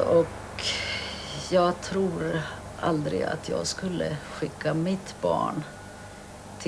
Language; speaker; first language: Swedish; early bilingual, other home language; Finnish